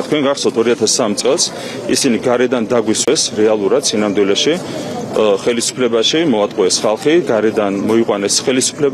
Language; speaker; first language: Georgian; native; Georgian